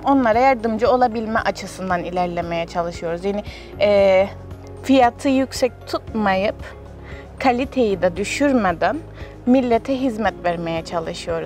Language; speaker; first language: Turkish; native; Turkish